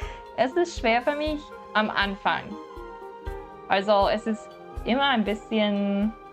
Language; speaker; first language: German; non-native, learner; English